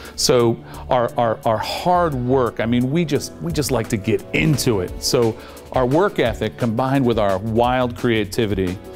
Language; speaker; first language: English; native; English